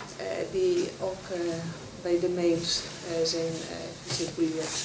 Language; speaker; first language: Dutch; non-native, fluent; Greek